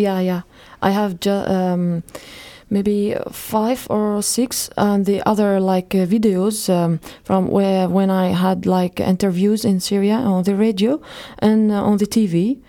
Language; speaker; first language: English; non-native, fluent; Arabic